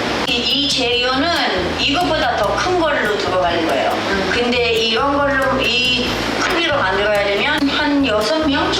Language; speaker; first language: Korean; non-native, fluent; Italian